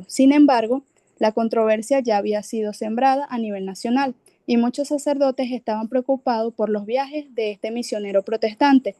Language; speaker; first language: Spanish; native; Spanish